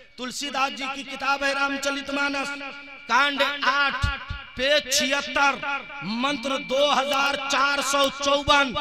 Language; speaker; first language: Hindi; native; Hindi